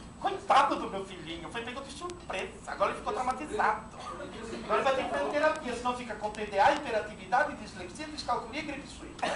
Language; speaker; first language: Portuguese; non-native, fluent; Italian